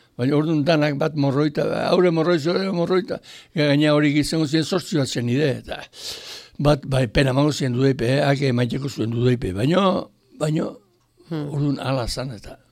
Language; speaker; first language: Basque; native; Basque